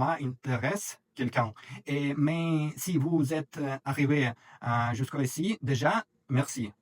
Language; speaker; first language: French; non-native, learner; Russian